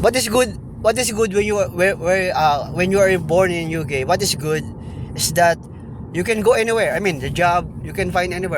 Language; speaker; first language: English; non-native, local second language; Filipino